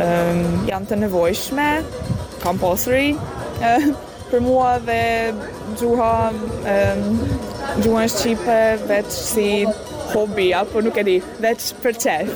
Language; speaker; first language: Albanian; non-native, learner; Hungarian